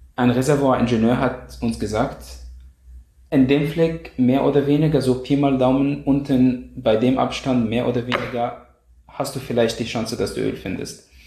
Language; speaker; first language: German; non-native, fluent; Arabic